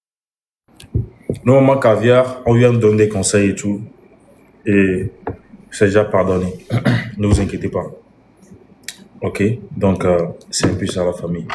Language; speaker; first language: French; non-native, local second language; Lingala